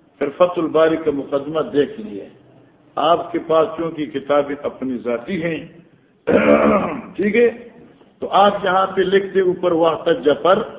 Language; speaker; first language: Urdu; non-native, local second language; Northern Hindko